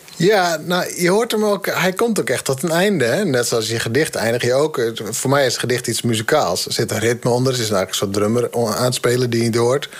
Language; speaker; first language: Dutch; non-native, local second language; Western Frisian